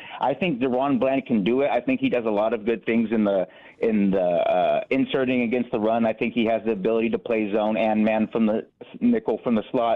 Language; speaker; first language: English; native; English